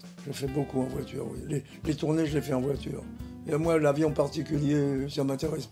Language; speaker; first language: French; native; French